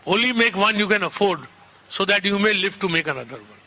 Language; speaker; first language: English; non-native, local second language; Hindi